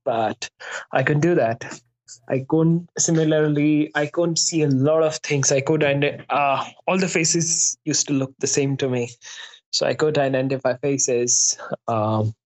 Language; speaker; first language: English; non-native, local second language; Hindi